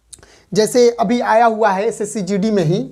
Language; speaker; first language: Hindi; native; Hindi